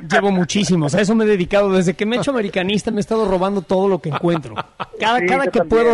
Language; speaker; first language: Spanish; native; Spanish